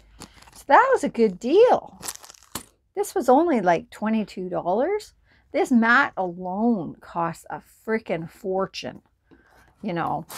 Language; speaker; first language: English; native; English